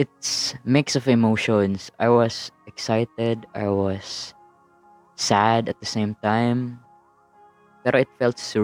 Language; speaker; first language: English; non-native, local second language; Cebuano